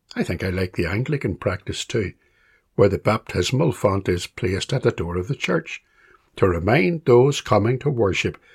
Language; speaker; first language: English; native; English